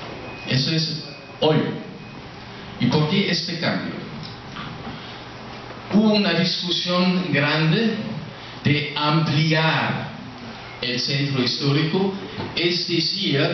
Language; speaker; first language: Spanish; non-native, fluent; German